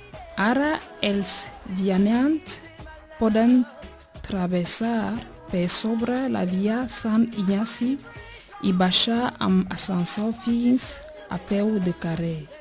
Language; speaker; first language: Catalan; non-native, fluent; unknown